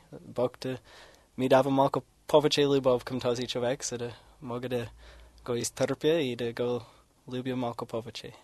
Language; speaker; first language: Bulgarian; non-native, fluent; English